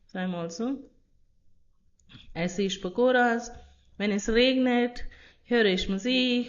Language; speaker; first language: German; non-native, fluent; Hindi